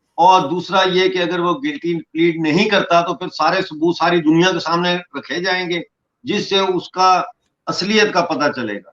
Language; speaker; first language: Urdu; non-native, local second language; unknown